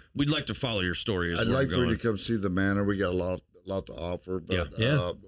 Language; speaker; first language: English; native; English